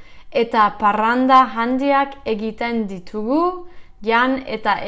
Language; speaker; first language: Basque; non-native, learner; English